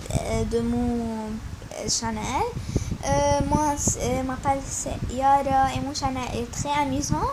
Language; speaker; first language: French; non-native, learner; Arabic